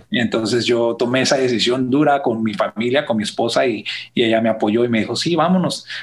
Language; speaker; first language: Spanish; early bilingual, heritage; Spanish